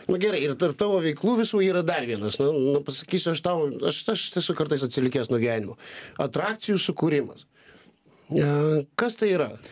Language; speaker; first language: Lithuanian; native; Lithuanian